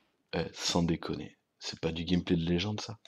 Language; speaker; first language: French; native; French